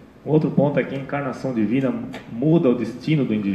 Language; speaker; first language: Portuguese; native; Portuguese